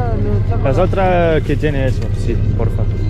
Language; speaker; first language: Spanish; non-native, learner; French